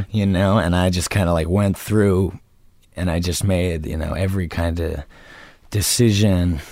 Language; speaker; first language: English; native; English